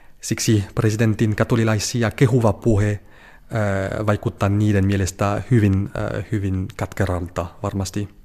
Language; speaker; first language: Finnish; non-native, fluent; French